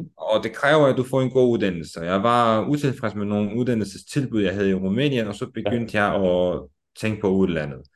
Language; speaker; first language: Danish; non-native, fluent; Romanian